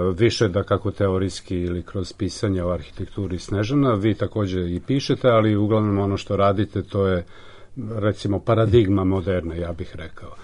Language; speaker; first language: Serbian; native; Serbian